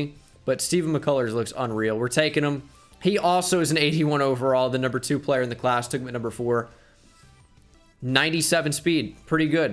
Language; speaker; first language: English; native; English